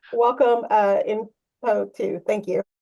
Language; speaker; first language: English; native; English